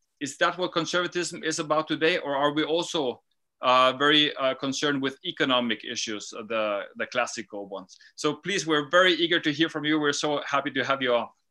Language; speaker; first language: English; non-native, fluent; Norwegian